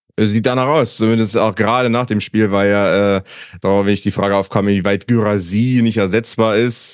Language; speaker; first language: German; native; German